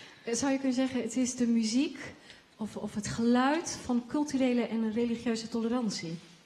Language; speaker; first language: Dutch; early bilingual, other home language; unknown